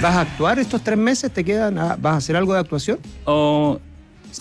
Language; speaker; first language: Spanish; native; Spanish